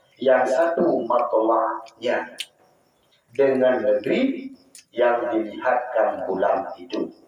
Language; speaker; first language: Malay; non-native, local second language; Achinese